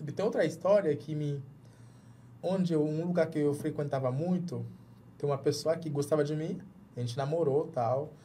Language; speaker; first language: Portuguese; non-native, fluent; English